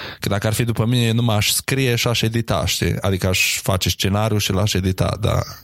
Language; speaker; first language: Romanian; native; Romanian